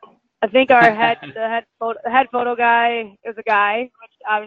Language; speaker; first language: English; native; English